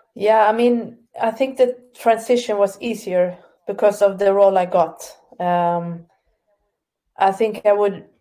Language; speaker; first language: English; non-native, fluent; Swedish